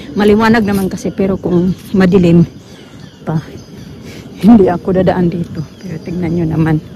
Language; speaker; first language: Filipino; non-native, local second language; Cebuano